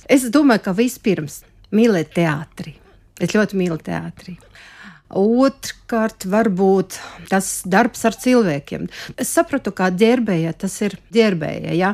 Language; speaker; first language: Latvian; non-native, local second language; Russian